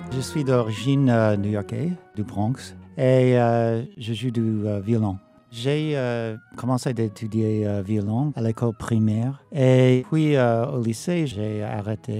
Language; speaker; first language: French; non-native, fluent; English